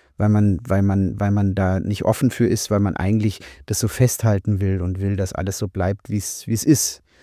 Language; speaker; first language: German; native; German